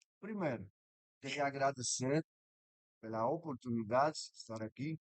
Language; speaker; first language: Portuguese; non-native, fluent; Spanish